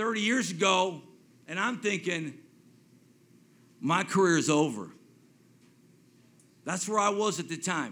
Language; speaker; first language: English; native; English